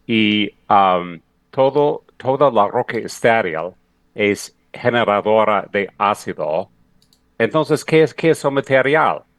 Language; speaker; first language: Spanish; non-native, fluent; English